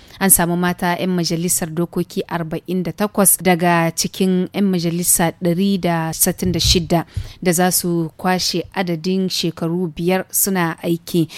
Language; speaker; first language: Hausa; native; Hausa